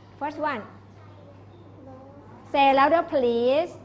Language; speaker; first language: English; non-native, local second language; Thai